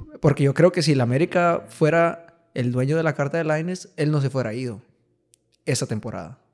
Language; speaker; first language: Spanish; native; Spanish